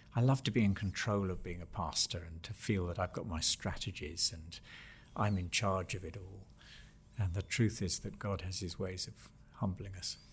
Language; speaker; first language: English; native; English